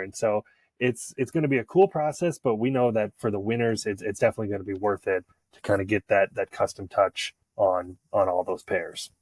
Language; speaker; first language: English; native; English